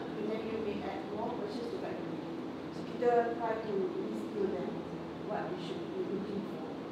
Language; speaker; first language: English; non-native, local second language; Malay